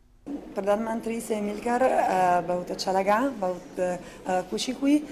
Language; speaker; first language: Hindi; non-native, fluent; Italian